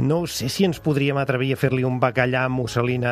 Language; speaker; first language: Catalan; native; Catalan